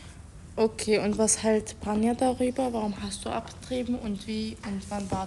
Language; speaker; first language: German; non-native, learner; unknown